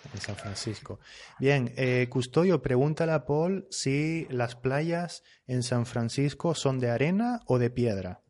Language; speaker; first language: Spanish; native; Spanish